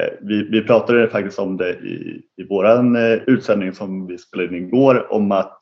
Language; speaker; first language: Swedish; native; Swedish